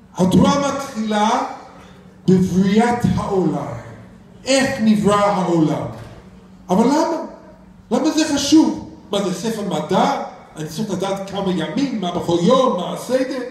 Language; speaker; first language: Hebrew; non-native, fluent; English